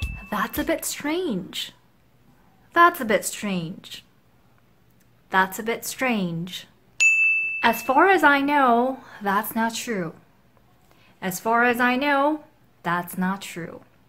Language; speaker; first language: English; non-native, fluent; Korean